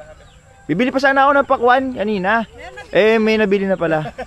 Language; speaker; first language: Filipino; native; Filipino